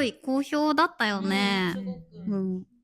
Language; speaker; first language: Japanese; native; Japanese